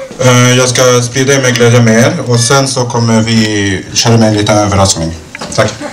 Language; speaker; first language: Swedish; early bilingual, other home language; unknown